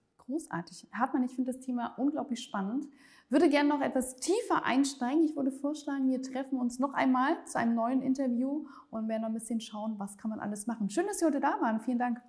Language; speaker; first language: German; native; German